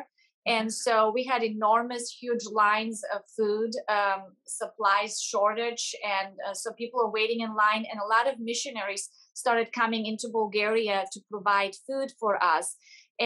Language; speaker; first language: English; non-native, fluent; Bulgarian